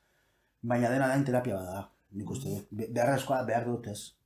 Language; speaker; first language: Basque; non-native, local second language; Spanish